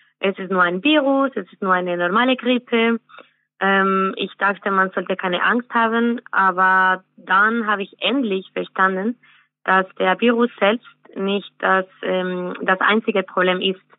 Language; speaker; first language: German; non-native, fluent; Spanish